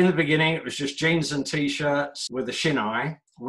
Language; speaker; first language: English; native; English